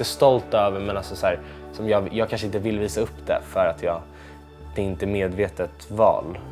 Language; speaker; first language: Swedish; native; Swedish